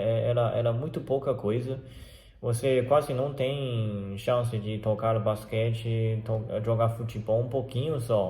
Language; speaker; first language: Portuguese; non-native, learner; Chinese